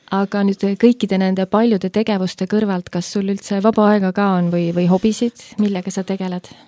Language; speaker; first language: Estonian; native; Estonian